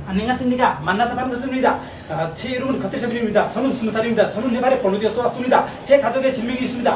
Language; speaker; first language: Korean; non-native, learner; Nepali